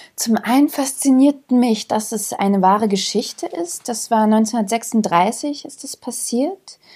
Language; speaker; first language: German; early bilingual, other home language; Croatian